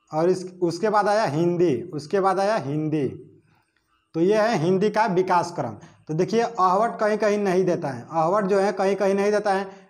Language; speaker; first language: Hindi; native; Hindi